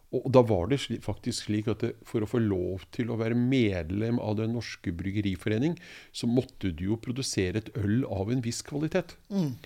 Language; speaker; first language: Norwegian; native; Norwegian